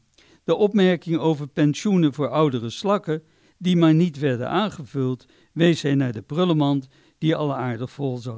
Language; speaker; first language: Dutch; native; Dutch